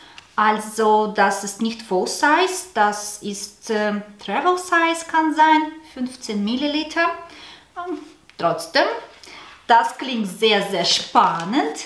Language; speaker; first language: German; non-native, learner; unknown